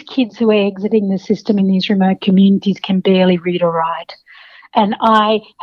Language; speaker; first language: English; native; English